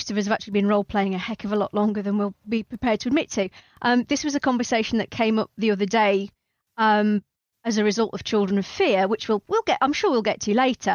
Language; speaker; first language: English; native; English